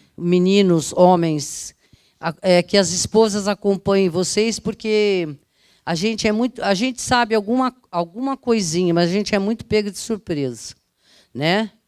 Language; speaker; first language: Portuguese; early bilingual, other home language; Italian